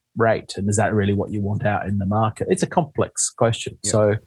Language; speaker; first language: English; native; English